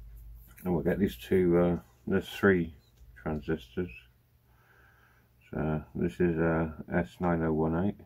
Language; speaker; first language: English; native; English